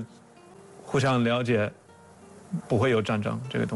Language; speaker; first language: Chinese; non-native, fluent; English